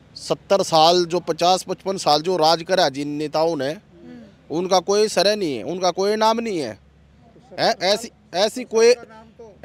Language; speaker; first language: Hindi; native; Hindi